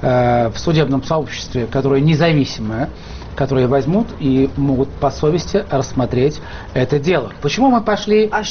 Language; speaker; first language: Russian; native; Russian